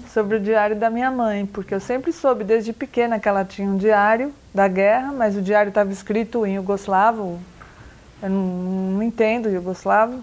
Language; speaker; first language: Portuguese; native; Portuguese